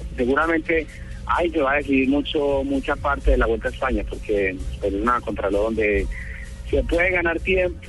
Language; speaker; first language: Spanish; native; Spanish